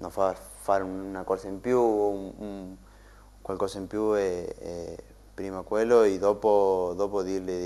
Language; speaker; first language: Italian; non-native, learner; Spanish